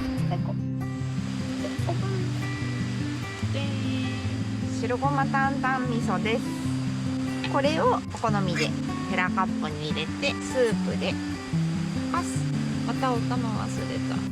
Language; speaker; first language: Japanese; native; Japanese